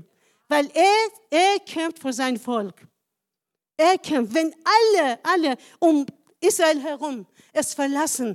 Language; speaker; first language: German; non-native, fluent; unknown